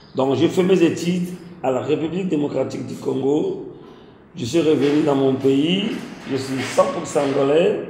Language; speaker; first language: French; non-native, local second language; Lingala